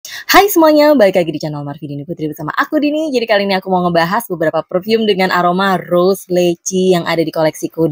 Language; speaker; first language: Indonesian; native; Indonesian